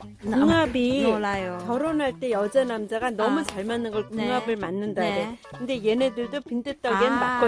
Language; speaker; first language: Korean; native; Korean